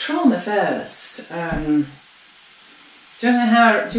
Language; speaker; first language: English; native; English